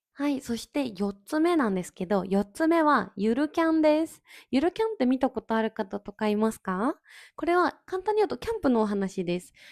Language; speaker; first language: Japanese; native; Japanese